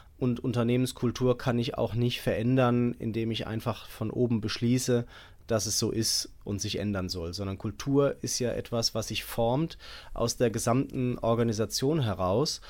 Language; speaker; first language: German; native; German